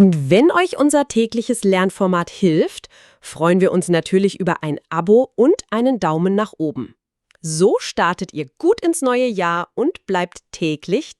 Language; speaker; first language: German; native; German